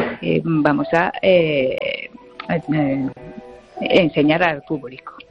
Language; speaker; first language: Spanish; non-native, fluent; Japanese